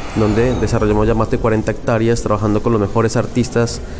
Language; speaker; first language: Spanish; native; Spanish